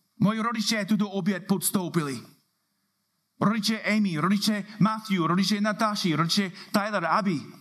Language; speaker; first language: Czech; non-native, fluent; English